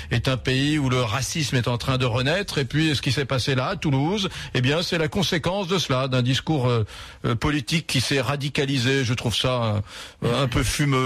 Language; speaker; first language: French; native; French